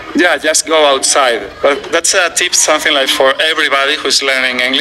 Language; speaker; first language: English; non-native, fluent; Spanish